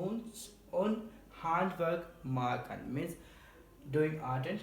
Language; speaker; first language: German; non-native, fluent; Hindi